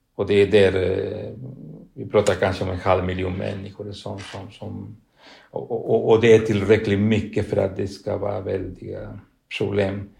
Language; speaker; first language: Swedish; non-native, fluent; Spanish